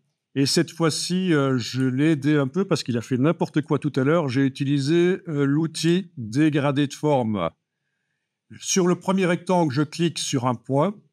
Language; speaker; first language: French; native; French